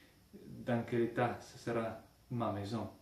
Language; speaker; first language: French; non-native, fluent; Italian